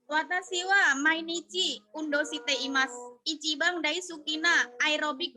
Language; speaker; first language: Japanese; non-native, learner; Indonesian